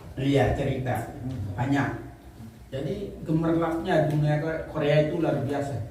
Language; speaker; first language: Indonesian; native; Indonesian